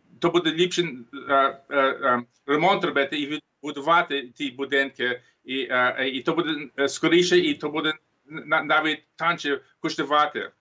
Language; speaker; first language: Ukrainian; early bilingual, heritage; Ukrainian